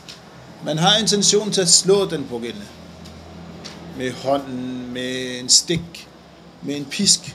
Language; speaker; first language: Danish; non-native, fluent; Arabic